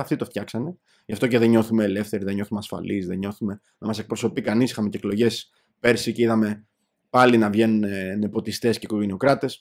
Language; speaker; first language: Greek; native; Greek